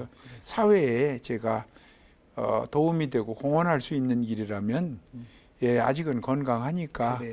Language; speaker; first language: Korean; native; Korean